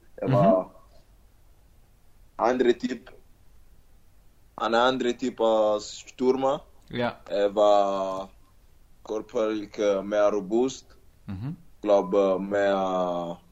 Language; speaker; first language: German; non-native, learner; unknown